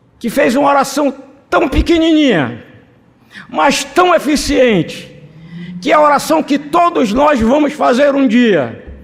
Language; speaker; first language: Portuguese; non-native, fluent; Spanish